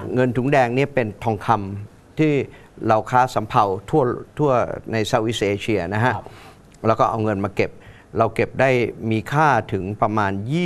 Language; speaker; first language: Thai; native; Thai